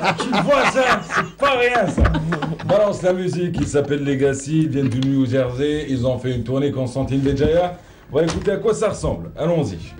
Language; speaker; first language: French; non-native, local second language; Arabic